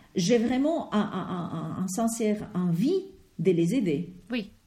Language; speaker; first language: French; non-native, fluent; Spanish